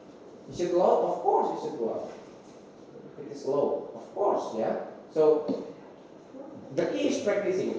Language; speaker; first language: English; non-native, fluent; Indonesian